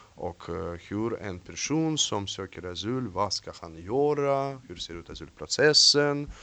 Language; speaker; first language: Swedish; non-native, fluent; Russian